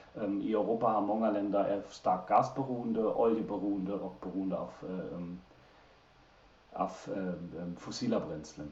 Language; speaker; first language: Swedish; non-native, fluent; German